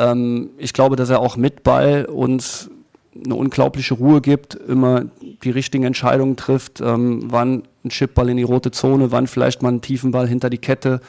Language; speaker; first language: German; native; German